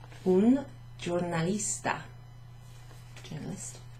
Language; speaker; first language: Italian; non-native, fluent; English